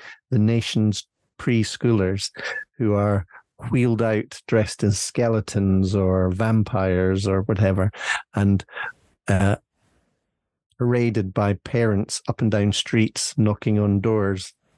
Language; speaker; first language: English; native; English